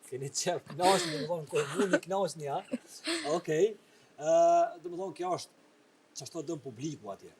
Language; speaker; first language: Albanian; native; Albanian